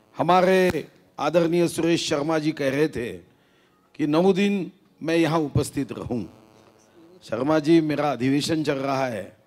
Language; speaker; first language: Hindi; non-native, local second language; Marathi